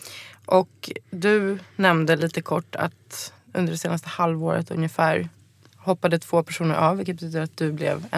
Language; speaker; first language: Swedish; native; Swedish